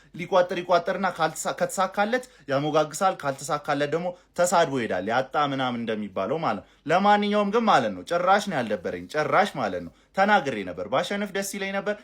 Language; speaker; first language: Amharic; native; Amharic